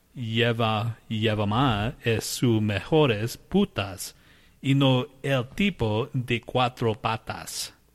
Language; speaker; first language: Spanish; non-native, learner; English